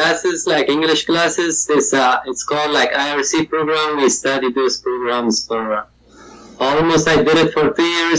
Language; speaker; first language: English; non-native, learner; Persian